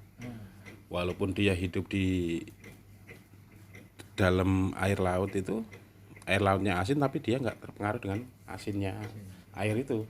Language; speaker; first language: Indonesian; native; Indonesian